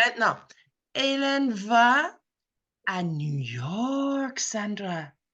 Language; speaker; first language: French; non-native, fluent; English